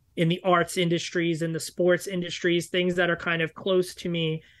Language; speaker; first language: English; native; English